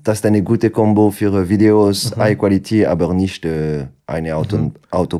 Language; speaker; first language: German; non-native, local second language; French